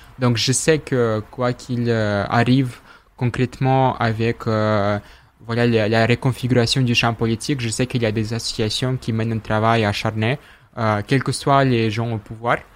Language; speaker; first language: French; non-native, fluent; Russian